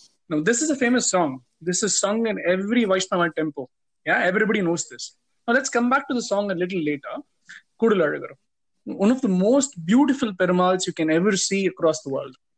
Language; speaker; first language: English; non-native, local second language; Tamil